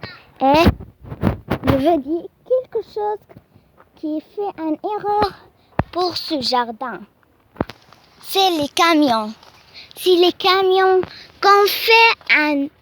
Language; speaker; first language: French; non-native, learner; Arabic